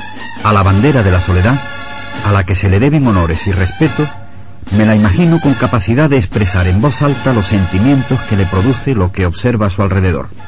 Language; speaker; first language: Spanish; native; Spanish